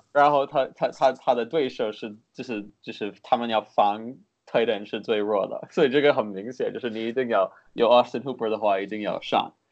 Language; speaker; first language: Chinese; early bilingual, heritage; Chinese